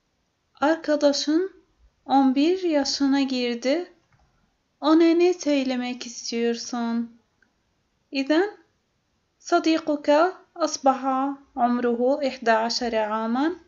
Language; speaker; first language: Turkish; non-native, fluent; Arabic